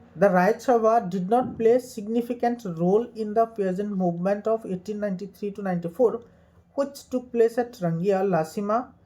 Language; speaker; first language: English; non-native, local second language; Assamese